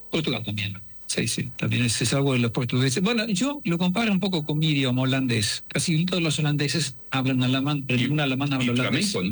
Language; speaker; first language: Spanish; non-native, fluent; Dutch